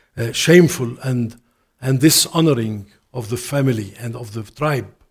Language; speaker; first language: English; non-native, fluent; Arabic